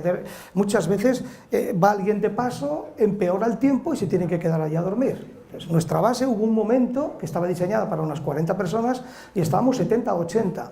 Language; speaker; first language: Spanish; native; Spanish